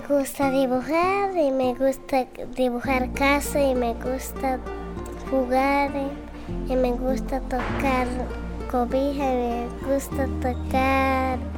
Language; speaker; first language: Spanish; non-native, local second language; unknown